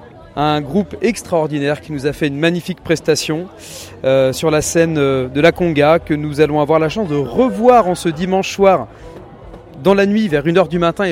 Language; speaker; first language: French; native; French